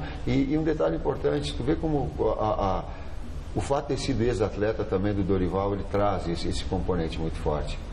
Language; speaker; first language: Portuguese; native; Portuguese